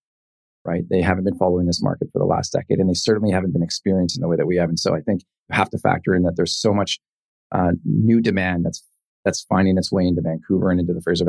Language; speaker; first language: English; native; English